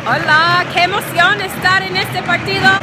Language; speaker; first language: Spanish; non-native, learner; English